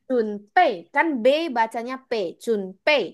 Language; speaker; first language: Indonesian; native; Indonesian